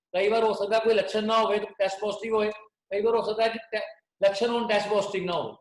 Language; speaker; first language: Hindi; non-native, local second language; Punjabi